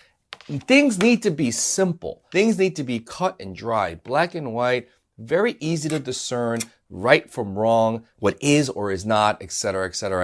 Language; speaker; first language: English; native; English